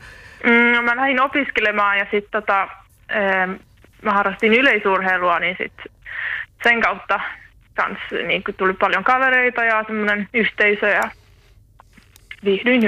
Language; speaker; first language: Finnish; native; Finnish